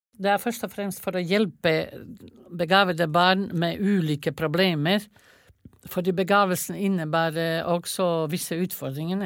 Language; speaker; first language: Norwegian; non-native, fluent; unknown